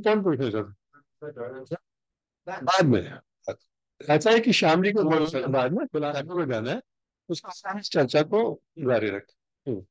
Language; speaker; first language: Hindi; native; Hindi